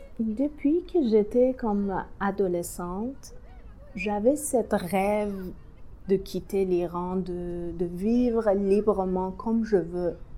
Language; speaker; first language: French; non-native, learner; Persian